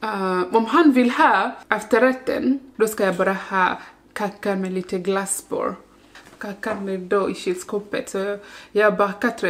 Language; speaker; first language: Swedish; non-native, learner; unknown